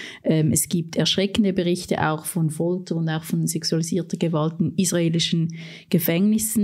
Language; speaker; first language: German; native; German